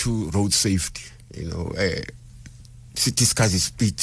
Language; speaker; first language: English; non-native, local second language; Zulu